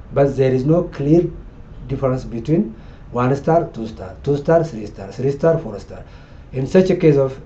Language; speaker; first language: English; non-native, local second language; Amharic